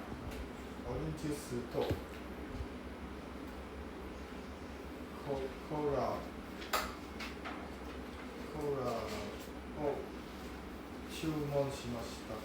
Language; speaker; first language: Japanese; non-native, learner; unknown